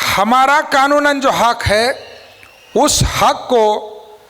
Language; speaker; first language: Hindi; non-native, local second language; Marathi